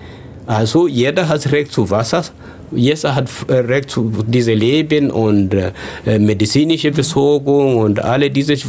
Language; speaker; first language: German; non-native, fluent; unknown